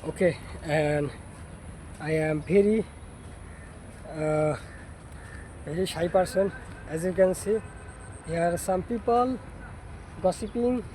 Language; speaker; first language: English; non-native, learner; Bangla